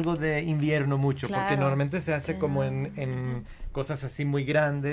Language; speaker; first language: Spanish; non-native, fluent; English